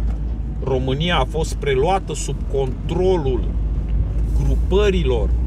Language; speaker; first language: Romanian; native; Romanian